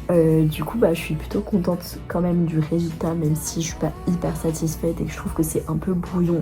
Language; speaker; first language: French; native; French